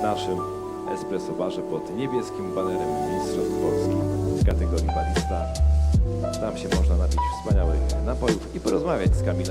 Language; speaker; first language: Polish; native; Polish